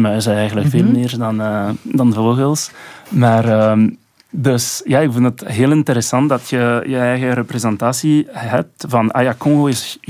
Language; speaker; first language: Dutch; non-native, local second language; French